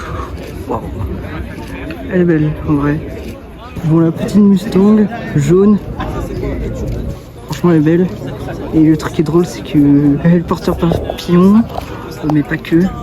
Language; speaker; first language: French; native; French